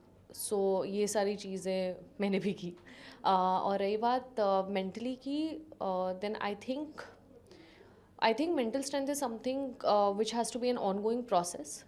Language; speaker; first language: Hindi; native; Hindi